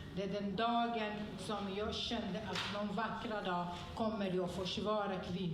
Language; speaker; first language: Swedish; non-native, fluent; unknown